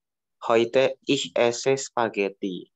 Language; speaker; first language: German; non-native, learner; Indonesian